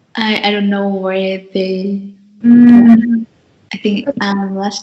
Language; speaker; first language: English; non-native, learner; Vietnamese